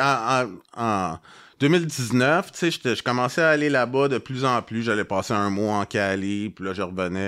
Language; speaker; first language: French; native; French